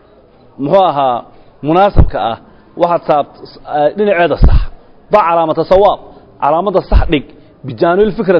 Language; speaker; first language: Arabic; non-native, fluent; Somali